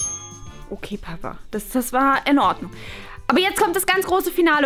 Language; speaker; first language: German; native; German